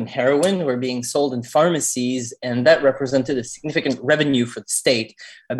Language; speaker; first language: English; native; English